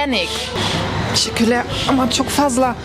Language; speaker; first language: Turkish; non-native, learner; German